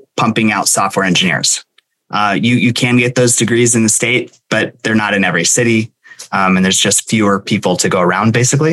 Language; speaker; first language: English; native; English